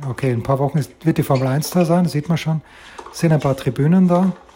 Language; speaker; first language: German; native; German